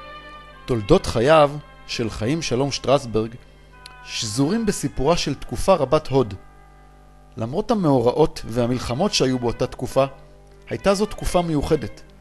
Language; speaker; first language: Hebrew; native; Hebrew